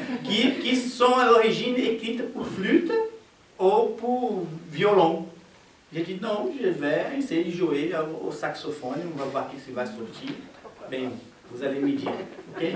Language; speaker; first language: French; non-native, fluent; Portuguese